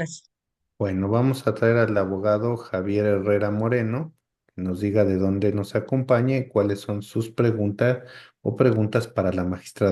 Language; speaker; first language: Spanish; native; Spanish